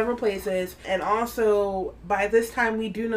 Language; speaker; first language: English; native; English